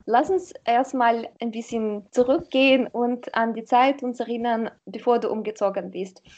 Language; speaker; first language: German; non-native, fluent; Russian